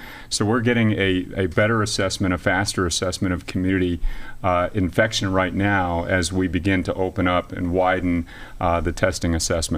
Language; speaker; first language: English; native; English